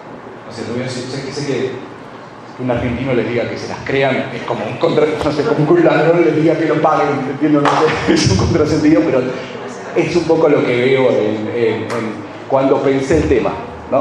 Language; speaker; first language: Spanish; native; Spanish